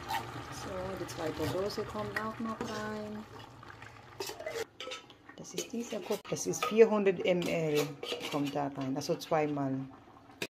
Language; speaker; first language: German; non-native, learner; Filipino